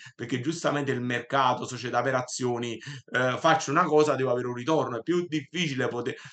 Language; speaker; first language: Italian; native; Italian